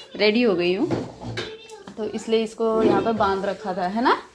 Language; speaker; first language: Hindi; native; Hindi